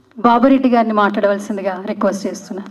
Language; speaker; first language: Telugu; native; Telugu